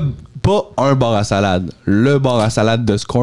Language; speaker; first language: French; native; French